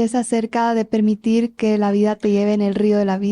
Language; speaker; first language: Spanish; native; Spanish